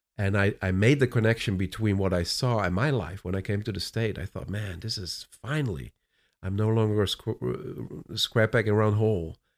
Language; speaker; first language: English; non-native, fluent; Dutch